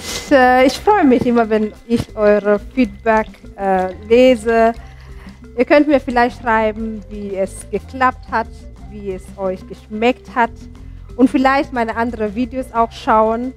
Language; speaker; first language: German; non-native, fluent; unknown